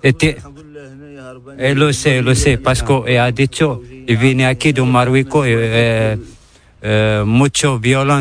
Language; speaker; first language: Spanish; non-native, learner; Arabic